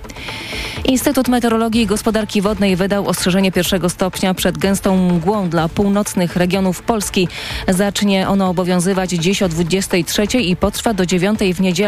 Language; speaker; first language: Polish; native; Polish